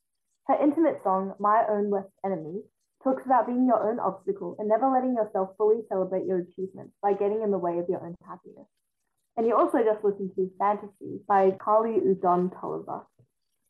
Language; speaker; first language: English; non-native, fluent; Chinese